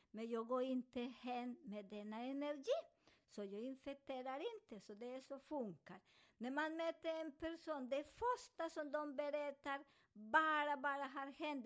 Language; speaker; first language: Swedish; non-native, fluent; Spanish